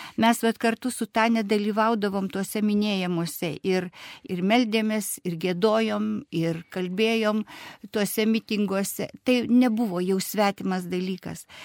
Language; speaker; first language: Lithuanian; non-native, fluent; Russian